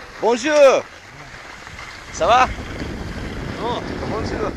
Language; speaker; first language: French; non-native, learner; English